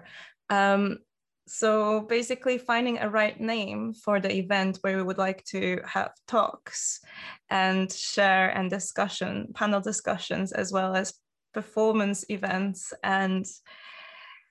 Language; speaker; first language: English; non-native, fluent; Polish